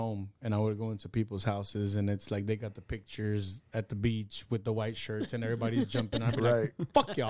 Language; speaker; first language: English; early bilingual, other home language; Spanish